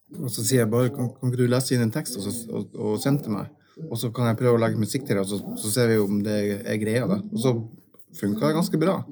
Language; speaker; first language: Norwegian; native; Norwegian